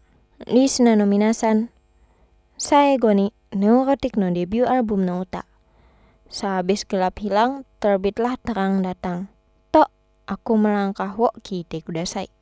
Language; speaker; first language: Japanese; non-native, fluent; Indonesian